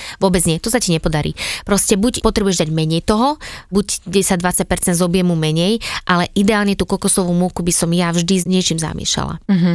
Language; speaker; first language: Slovak; native; Slovak